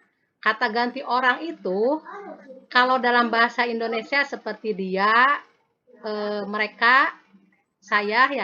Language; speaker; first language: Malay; non-native, local second language; Sundanese